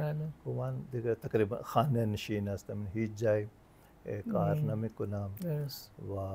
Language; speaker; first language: Persian; non-native, fluent; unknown